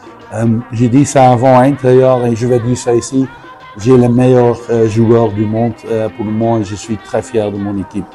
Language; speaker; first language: French; non-native, fluent; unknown